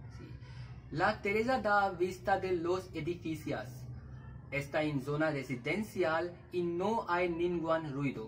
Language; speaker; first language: Spanish; non-native, learner; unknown